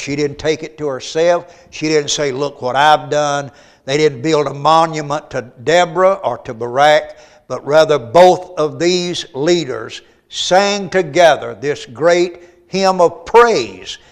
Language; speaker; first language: English; native; English